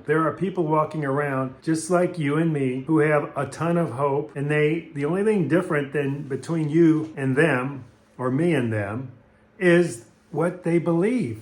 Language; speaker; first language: English; native; English